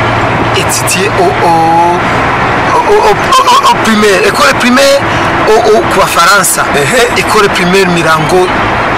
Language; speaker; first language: French; non-native, learner; Rundi